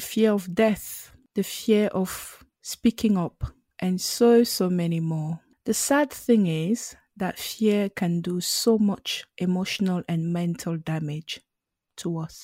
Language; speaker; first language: English; non-native, local second language; French